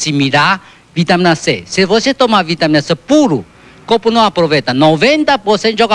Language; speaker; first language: Portuguese; non-native, learner; Chinese